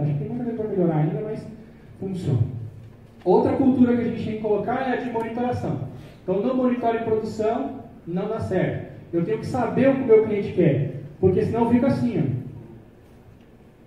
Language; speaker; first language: Portuguese; native; Portuguese